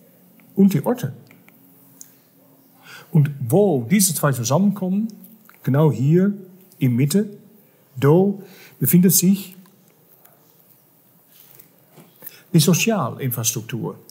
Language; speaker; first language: German; non-native, fluent; Dutch